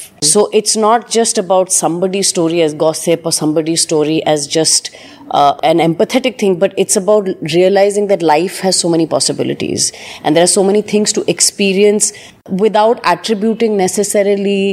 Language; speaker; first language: English; non-native, local second language; Hindi